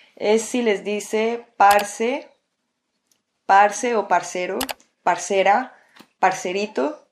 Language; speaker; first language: Spanish; native; Spanish